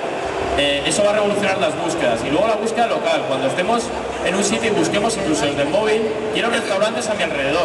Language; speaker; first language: Spanish; native; Spanish